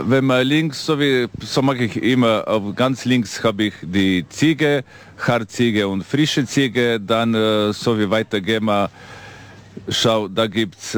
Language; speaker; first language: German; non-native, fluent; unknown